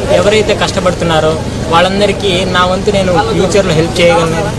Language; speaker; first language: Telugu; non-native, local second language; Lambadi